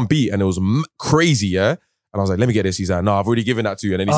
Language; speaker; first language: English; native; English